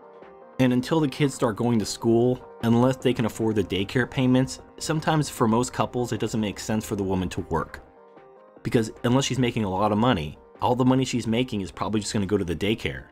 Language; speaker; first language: English; native; English